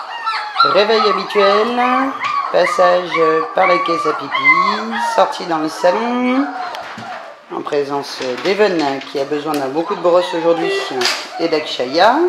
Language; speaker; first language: French; native; French